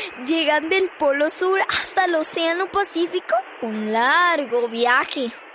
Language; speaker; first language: Spanish; native; Spanish